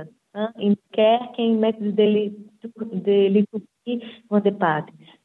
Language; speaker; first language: Dutch; non-native, fluent; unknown